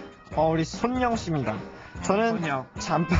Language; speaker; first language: Korean; native; Korean